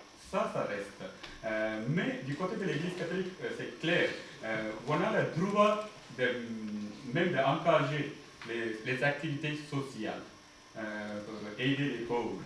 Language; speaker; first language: French; non-native, fluent; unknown